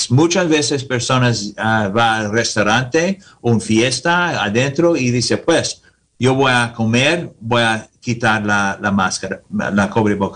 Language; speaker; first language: Spanish; non-native, learner; English